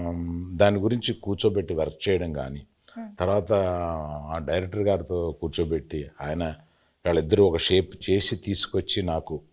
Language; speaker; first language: Telugu; native; Telugu